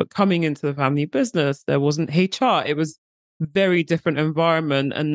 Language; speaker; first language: English; native; English